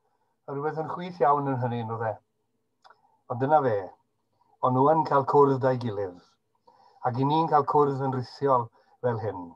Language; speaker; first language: Welsh; native; Welsh